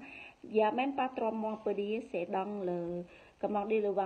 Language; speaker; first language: French; non-native, learner; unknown